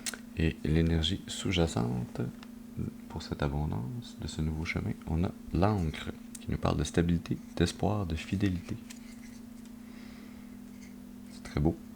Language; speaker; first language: French; native; French